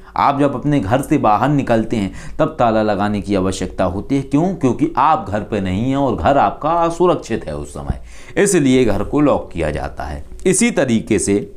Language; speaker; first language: Hindi; native; Hindi